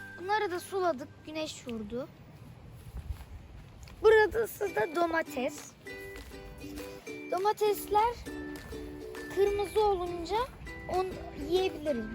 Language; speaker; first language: Turkish; early bilingual, heritage; Turkish